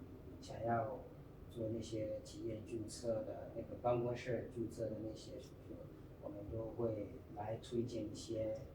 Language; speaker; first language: Chinese; non-native, fluent; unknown